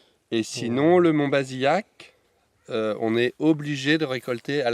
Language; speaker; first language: French; native; French